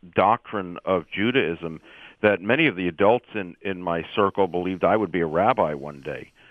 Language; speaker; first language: English; native; English